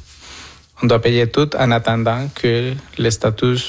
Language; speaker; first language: French; non-native, fluent; Spanish